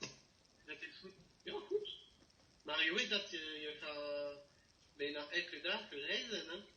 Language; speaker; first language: Dutch; non-native, learner; French